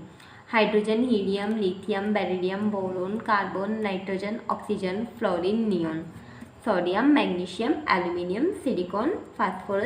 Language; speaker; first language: Hindi; native; Hindi